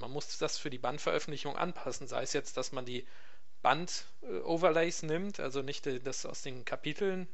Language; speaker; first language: German; native; German